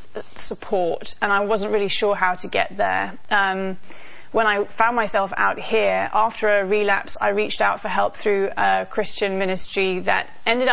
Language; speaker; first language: English; native; English